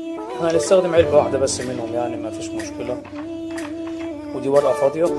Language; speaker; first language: Arabic; native; Arabic